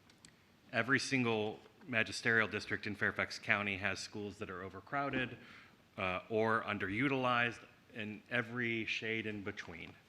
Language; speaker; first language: English; native; English